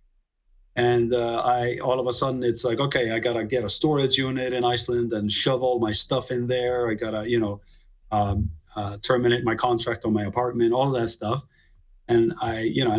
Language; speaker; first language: English; non-native, fluent; Icelandic